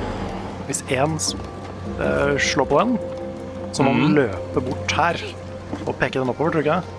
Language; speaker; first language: Norwegian; native; Norwegian